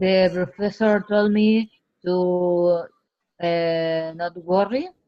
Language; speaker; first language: English; non-native, learner; Spanish